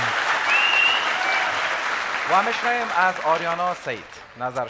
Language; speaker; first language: Persian; native; Persian